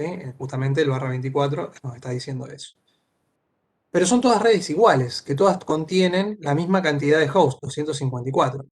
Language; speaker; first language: Spanish; native; Spanish